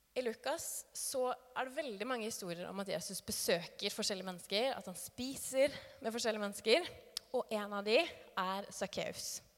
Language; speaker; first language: Norwegian; native; Norwegian